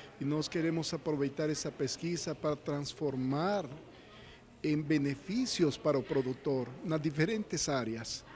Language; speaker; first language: Portuguese; non-native, fluent; Spanish